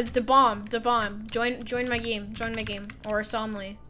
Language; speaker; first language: English; native; English